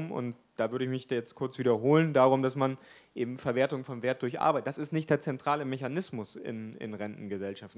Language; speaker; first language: German; native; German